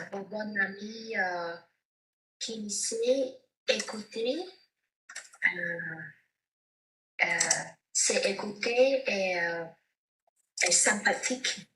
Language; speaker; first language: French; non-native, learner; Vietnamese